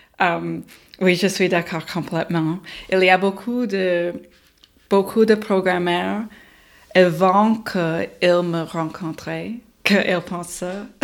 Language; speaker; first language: French; non-native, learner; English